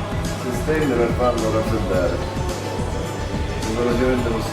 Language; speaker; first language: Italian; native; Italian